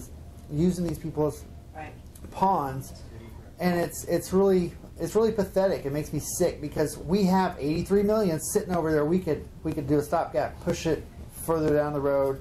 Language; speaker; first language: English; native; English